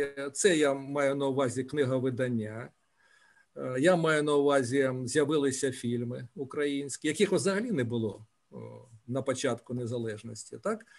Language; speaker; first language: Ukrainian; native; Ukrainian